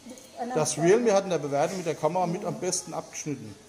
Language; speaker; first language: German; native; German